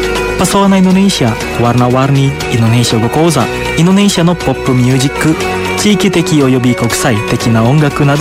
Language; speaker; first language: Japanese; non-native, fluent; Indonesian